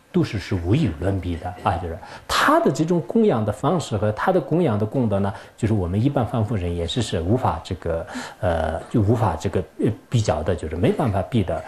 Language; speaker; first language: Chinese; non-native, local second language; Tibetan